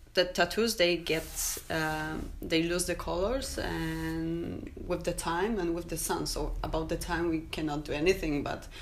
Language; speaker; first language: English; non-native, fluent; Polish